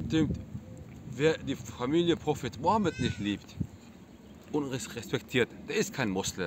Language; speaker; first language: German; non-native, fluent; Turkish